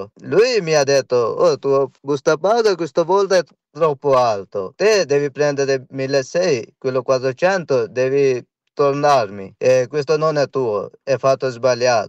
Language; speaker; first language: Italian; non-native, learner; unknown